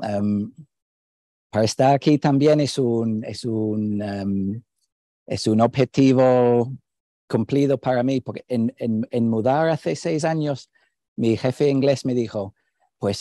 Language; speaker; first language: Spanish; non-native, fluent; English